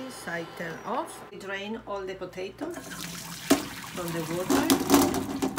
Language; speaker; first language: English; non-native, fluent; Spanish